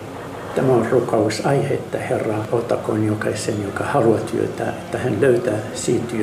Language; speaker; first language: Finnish; non-native, fluent; Arabic